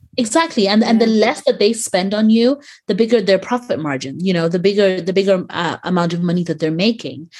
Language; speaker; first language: English; native; English